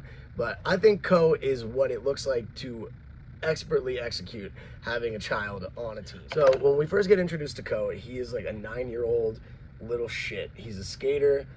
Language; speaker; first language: English; native; English